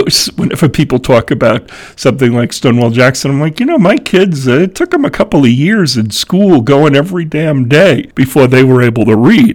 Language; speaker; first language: English; native; English